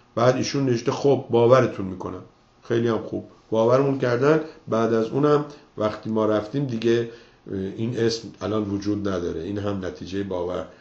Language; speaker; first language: Persian; native; Persian